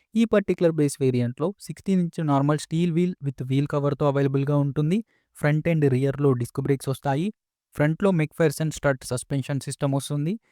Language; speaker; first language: Telugu; native; Telugu